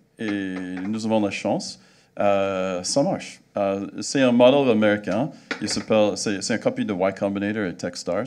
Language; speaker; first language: French; non-native, fluent; English